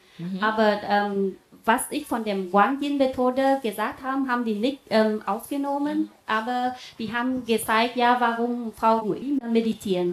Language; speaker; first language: German; non-native, fluent; Vietnamese